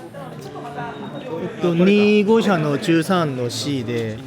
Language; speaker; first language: Japanese; non-native, fluent; Korean